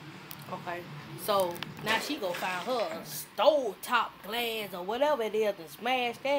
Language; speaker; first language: English; native; English